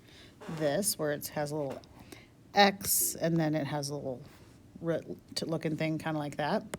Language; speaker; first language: English; native; English